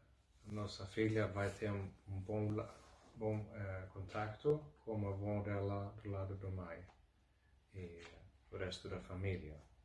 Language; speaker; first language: Portuguese; non-native, fluent; Swedish